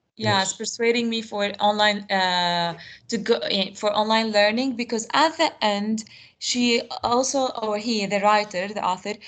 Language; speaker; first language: English; non-native, fluent; Arabic